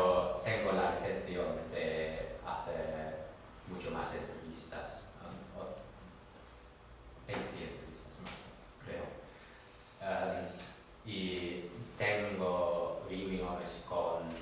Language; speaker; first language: Spanish; non-native, fluent; English